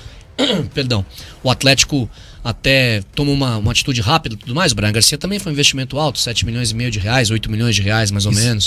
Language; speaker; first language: Portuguese; native; Portuguese